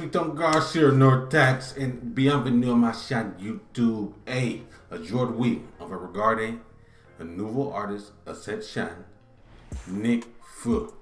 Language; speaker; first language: French; non-native, learner; English